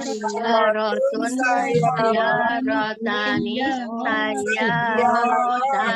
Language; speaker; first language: Arabic; non-native, learner; Indonesian